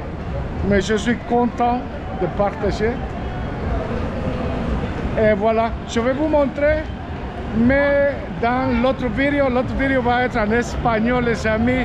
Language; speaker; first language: French; non-native, fluent; Spanish